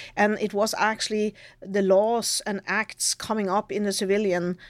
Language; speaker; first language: English; non-native, fluent; Norwegian